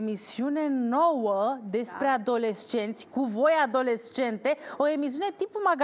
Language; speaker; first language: Romanian; native; Romanian